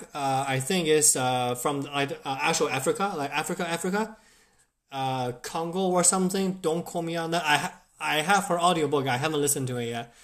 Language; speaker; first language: English; non-native, fluent; Chinese